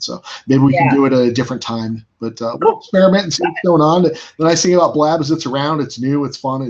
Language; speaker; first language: English; native; English